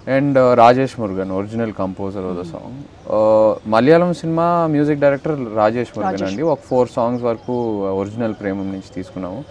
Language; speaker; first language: Telugu; native; Telugu